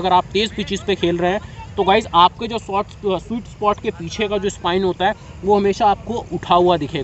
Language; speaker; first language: Hindi; native; Hindi